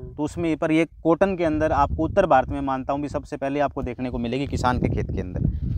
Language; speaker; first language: Hindi; non-native, local second language; Punjabi